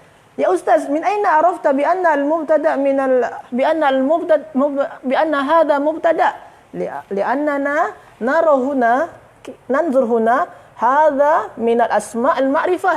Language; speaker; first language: Arabic; non-native, fluent; Malay